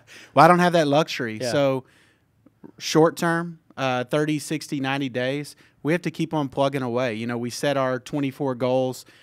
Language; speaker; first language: English; native; English